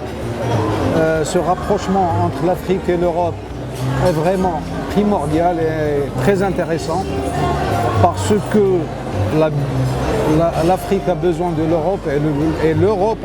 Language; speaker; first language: French; non-native, local second language; Arabic